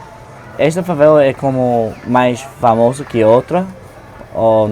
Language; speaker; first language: Portuguese; non-native, learner; English